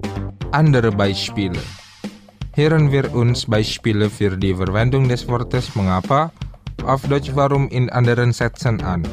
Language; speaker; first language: German; non-native, fluent; Indonesian